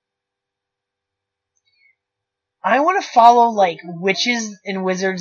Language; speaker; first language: English; native; English